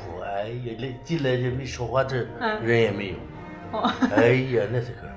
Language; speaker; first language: Chinese; native; Chinese